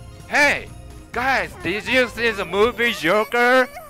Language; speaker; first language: English; non-native, learner; Japanese